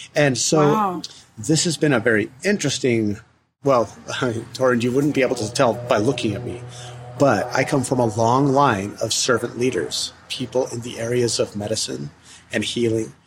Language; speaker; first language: English; early bilingual, other home language; Russian